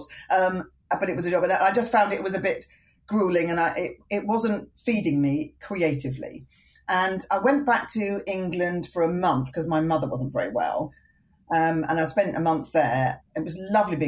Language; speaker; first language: English; native; English